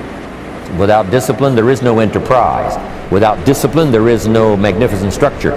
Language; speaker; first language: English; native; English